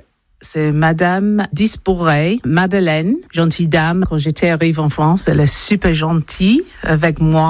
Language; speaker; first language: French; non-native, learner; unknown